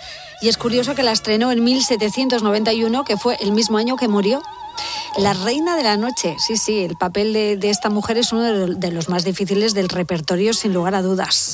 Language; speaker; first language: Spanish; native; Spanish